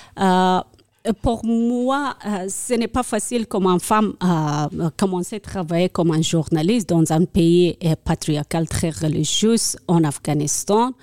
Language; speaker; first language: French; non-native, learner; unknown